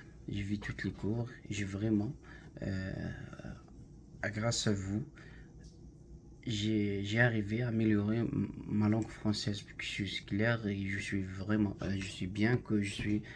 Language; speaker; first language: French; non-native, learner; Arabic